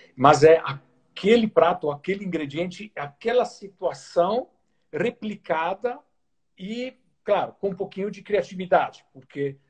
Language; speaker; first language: Portuguese; non-native, fluent; Italian